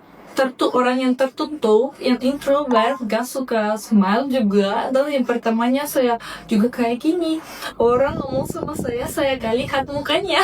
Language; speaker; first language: Indonesian; non-native, learner; Russian